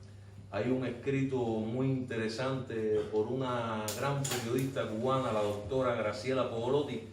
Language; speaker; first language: Spanish; native; Spanish